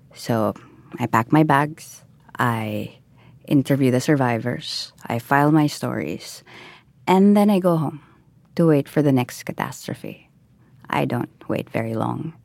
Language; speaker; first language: English; non-native, local second language; Filipino